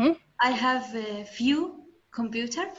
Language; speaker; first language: English; non-native, learner; Arabic